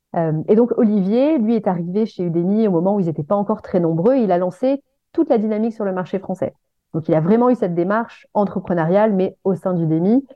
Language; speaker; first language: French; native; French